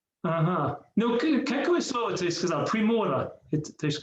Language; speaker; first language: Russian; non-native, learner; English